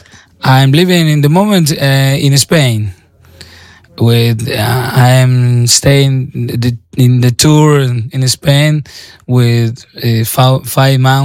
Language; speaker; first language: English; non-native, learner; Spanish